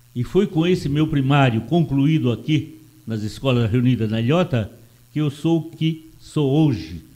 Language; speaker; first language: Portuguese; non-native, local second language; Italian